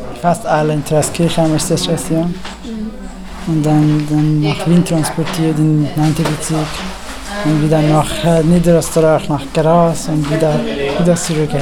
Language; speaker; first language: German; non-native, learner; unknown